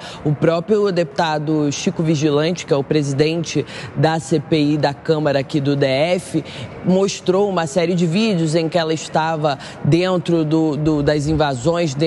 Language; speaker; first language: Portuguese; native; Portuguese